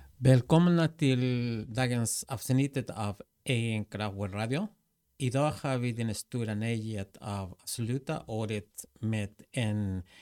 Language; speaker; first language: Swedish; non-native, fluent; Spanish